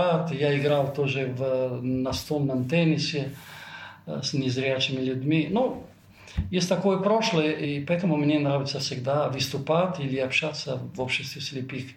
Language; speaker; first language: Russian; non-native, fluent; Italian